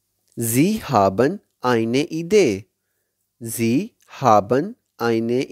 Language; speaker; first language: German; non-native, learner; Hindi